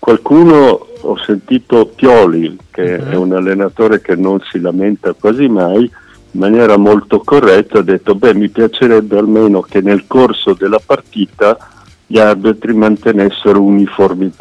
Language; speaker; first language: Italian; native; Italian